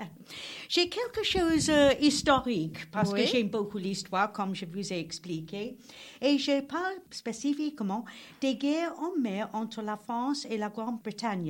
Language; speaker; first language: French; non-native, learner; English